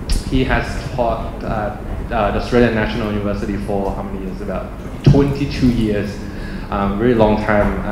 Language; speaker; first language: English; non-native, fluent; Thai